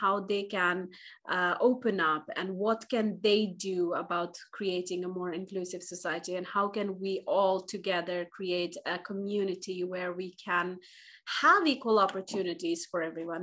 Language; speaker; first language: English; non-native, local second language; Bangla